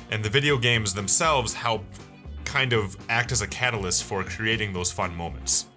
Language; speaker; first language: English; native; English